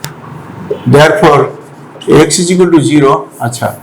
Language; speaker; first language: English; non-native, local second language; Hindi